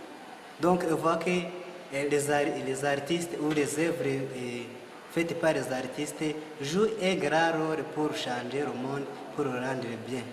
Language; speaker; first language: French; non-native, local second language; Kinyarwanda